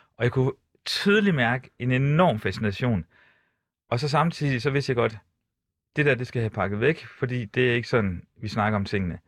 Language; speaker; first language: Danish; native; Danish